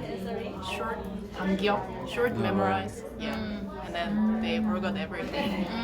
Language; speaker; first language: English; non-native, learner; Korean